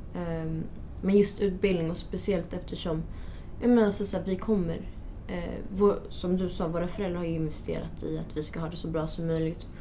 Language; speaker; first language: Swedish; early bilingual, other home language; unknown